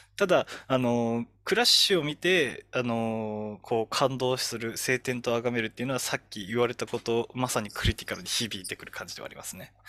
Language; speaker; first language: Japanese; native; Japanese